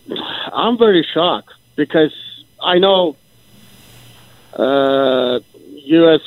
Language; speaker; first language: English; non-native, learner; Persian